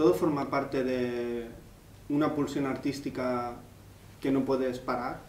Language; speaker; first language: Spanish; native; Spanish